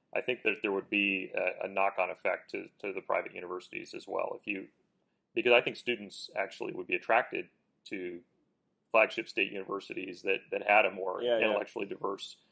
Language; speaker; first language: English; native; English